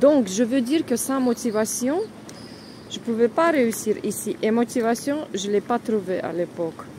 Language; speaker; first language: French; non-native, fluent; Russian